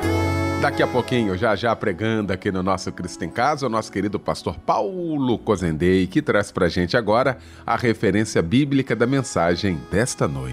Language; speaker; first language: Portuguese; native; Portuguese